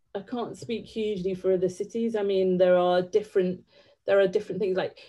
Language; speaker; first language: English; native; English